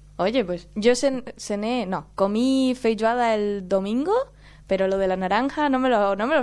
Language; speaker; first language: Spanish; native; Spanish